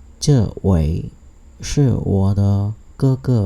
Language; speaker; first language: Chinese; non-native, fluent; Khmer